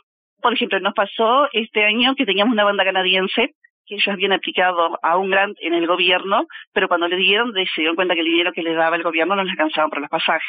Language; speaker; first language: Spanish; native; Spanish